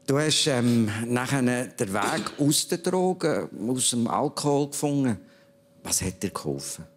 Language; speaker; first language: German; native; German